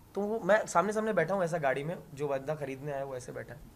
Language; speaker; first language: Hindi; native; Hindi